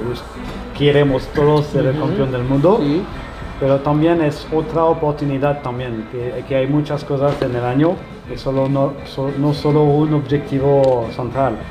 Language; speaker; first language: Spanish; non-native, learner; French